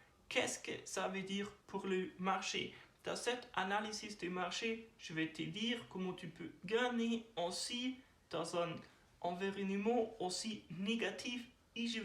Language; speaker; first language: French; non-native, learner; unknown